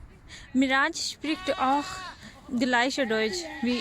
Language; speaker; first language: German; non-native, learner; Urdu